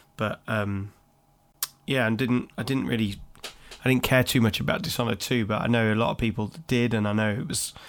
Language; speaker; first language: English; native; English